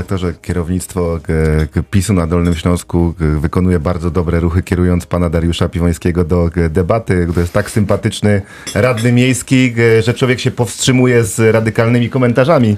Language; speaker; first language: Polish; native; Polish